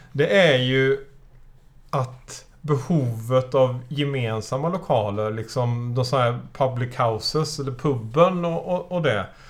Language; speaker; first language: Swedish; native; Swedish